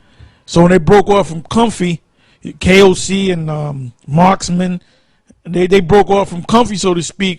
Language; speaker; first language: English; native; English